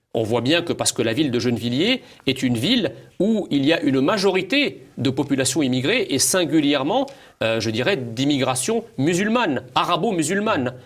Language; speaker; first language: French; early bilingual, other home language; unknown